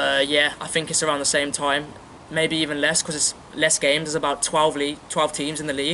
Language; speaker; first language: English; native; English